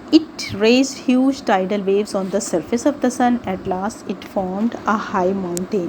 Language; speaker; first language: English; non-native, local second language; Urdu